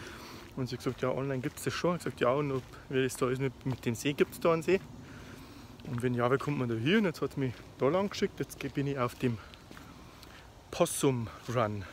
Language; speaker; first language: German; native; German